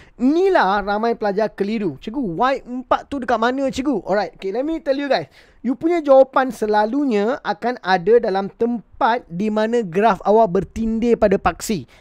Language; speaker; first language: Malay; non-native, local second language; Tamil